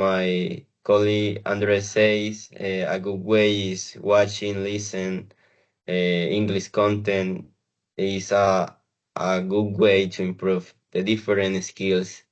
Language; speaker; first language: English; non-native, learner; Spanish